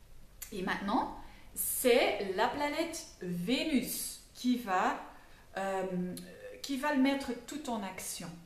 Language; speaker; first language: French; non-native, fluent; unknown